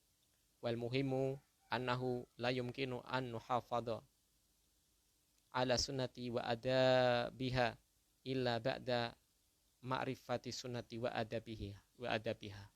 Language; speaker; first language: Arabic; non-native, fluent; Indonesian